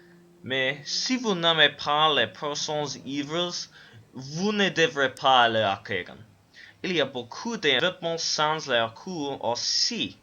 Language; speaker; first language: French; non-native, learner; English